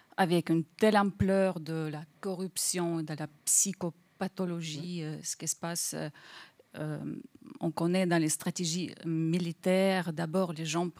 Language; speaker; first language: French; non-native, fluent; Russian